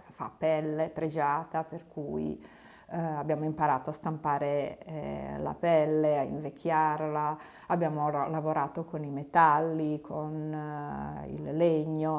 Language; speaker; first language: Italian; non-native, fluent; Serbian